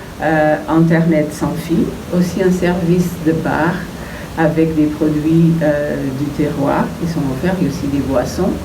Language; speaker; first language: French; non-native, fluent; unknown